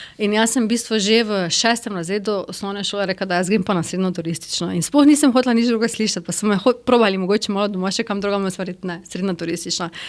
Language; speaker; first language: Slovenian; native; Slovenian